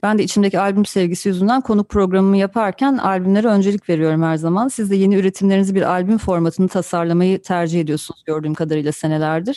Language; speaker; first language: Turkish; native; Turkish